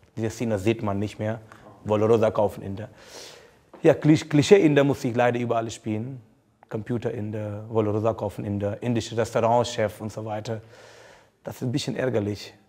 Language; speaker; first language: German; non-native, fluent; Hindi